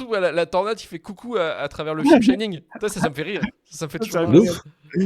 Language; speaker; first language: French; native; French